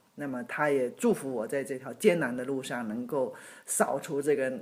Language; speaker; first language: Chinese; native; Chinese